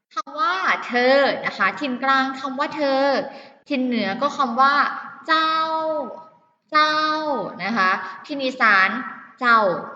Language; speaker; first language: Thai; native; Thai